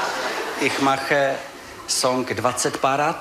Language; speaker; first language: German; non-native, learner; Czech